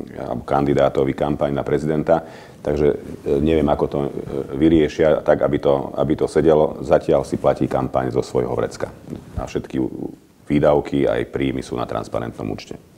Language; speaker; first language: Slovak; non-native, local second language; Hungarian